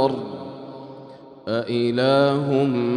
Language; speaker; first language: Arabic; native; Arabic